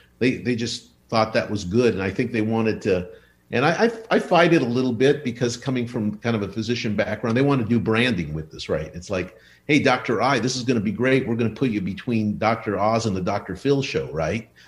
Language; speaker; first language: English; early bilingual, other home language; Spanish